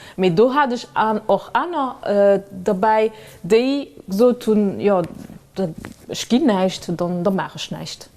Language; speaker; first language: Luxembourgish; early bilingual, other home language; Kabuverdianu